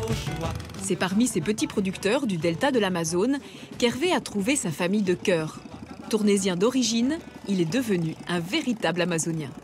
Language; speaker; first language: French; native; French